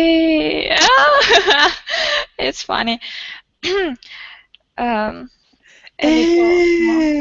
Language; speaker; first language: English; non-native, learner; Russian